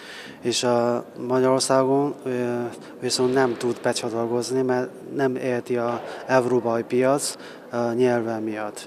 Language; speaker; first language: Hungarian; non-native, learner; Chinese